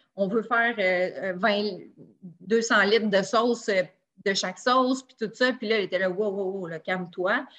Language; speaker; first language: French; native; French